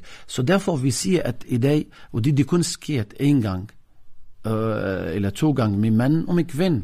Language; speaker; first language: Danish; non-native, fluent; Arabic